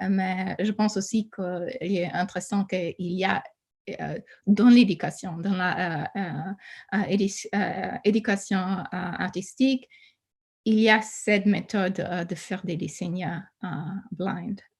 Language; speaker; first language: French; non-native, fluent; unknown